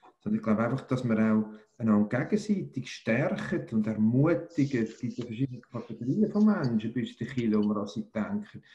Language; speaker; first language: German; native; German